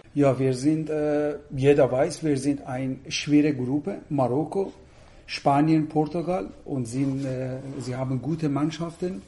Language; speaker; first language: German; non-native, fluent; Persian